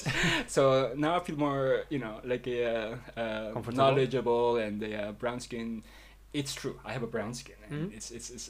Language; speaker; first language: English; native; English